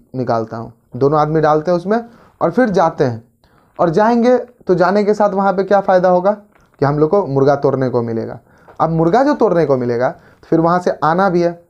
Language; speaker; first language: Hindi; native; Hindi